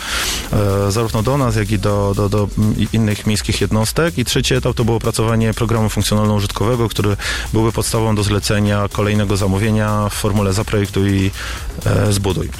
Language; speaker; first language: Polish; native; Polish